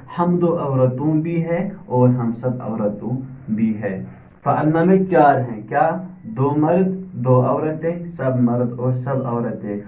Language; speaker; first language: Urdu; native; Urdu